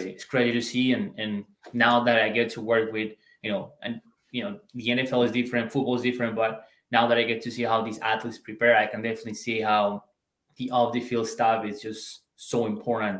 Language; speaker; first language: English; non-native, fluent; Spanish